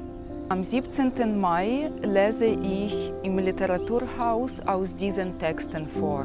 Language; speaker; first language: German; non-native, fluent; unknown